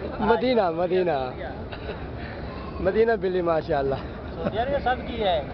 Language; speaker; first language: Arabic; non-native, learner; Urdu